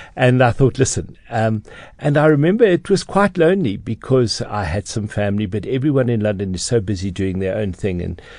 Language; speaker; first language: English; native; English